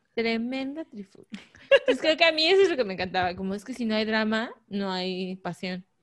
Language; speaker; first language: Spanish; native; Spanish